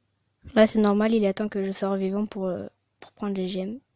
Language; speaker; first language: French; native; French